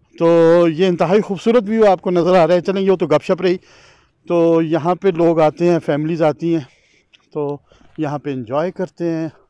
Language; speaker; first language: Urdu; non-native, local second language; Northern Hindko